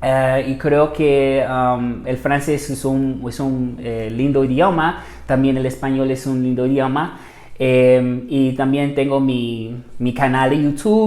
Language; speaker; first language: Spanish; non-native, fluent; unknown